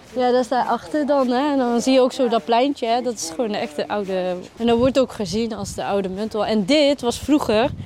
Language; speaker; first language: Dutch; early bilingual, other home language; Arabic